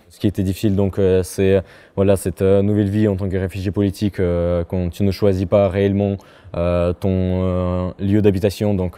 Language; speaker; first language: French; non-native, fluent; Chechen